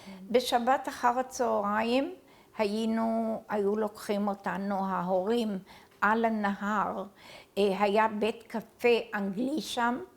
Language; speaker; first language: Hebrew; early bilingual, other home language; Arabic